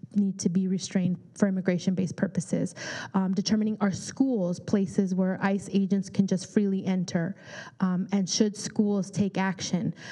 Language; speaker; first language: English; early bilingual, other home language; Spanish